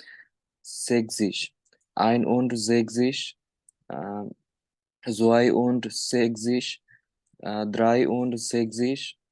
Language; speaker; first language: German; non-native, learner; Bangla